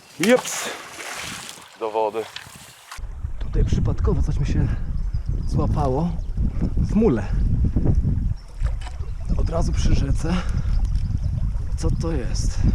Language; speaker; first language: Polish; native; Polish